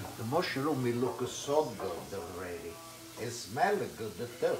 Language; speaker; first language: English; non-native, learner; Italian